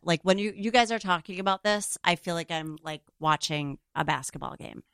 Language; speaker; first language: English; native; English